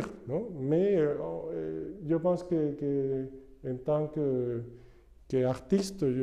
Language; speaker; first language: French; non-native, fluent; Spanish